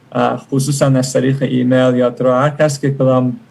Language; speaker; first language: Persian; early bilingual, other home language; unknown